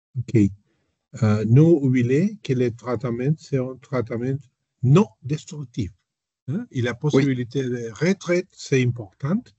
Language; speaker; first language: French; non-native, learner; Spanish